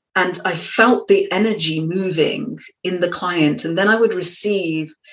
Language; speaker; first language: English; native; English